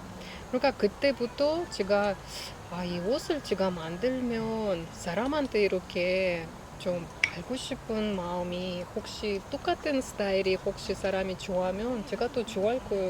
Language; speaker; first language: Korean; non-native, learner; Russian